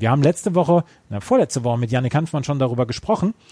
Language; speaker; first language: German; native; German